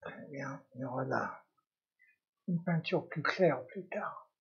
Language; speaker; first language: French; native; French